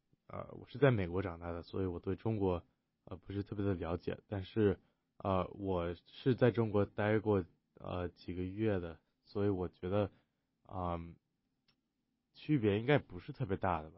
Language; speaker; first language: Chinese; early bilingual, heritage; Chinese